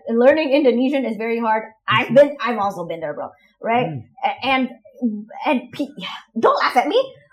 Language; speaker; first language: English; non-native, fluent; Indonesian